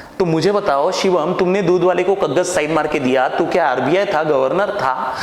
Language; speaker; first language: Hindi; non-native, local second language; Marathi